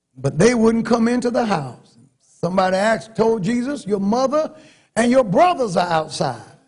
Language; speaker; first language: English; native; English